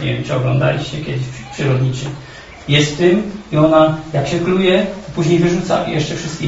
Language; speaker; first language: Polish; native; Polish